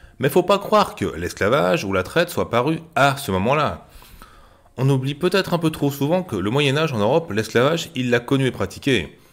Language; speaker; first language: French; native; French